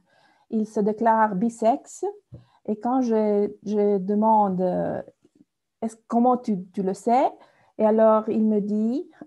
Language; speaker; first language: French; non-native, fluent; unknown